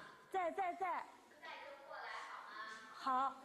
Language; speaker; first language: Chinese; native; Chinese